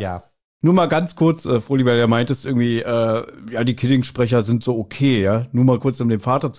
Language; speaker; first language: German; native; German